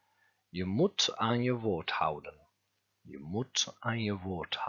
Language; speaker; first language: Dutch; non-native, fluent; Turkish